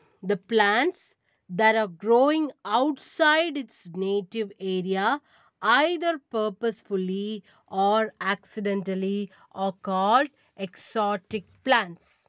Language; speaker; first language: English; non-native, local second language; Tamil